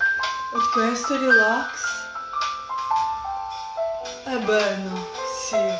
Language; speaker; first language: Italian; non-native, learner; Russian